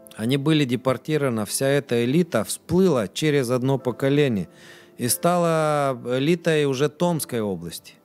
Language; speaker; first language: Russian; non-native, local second language; Romanian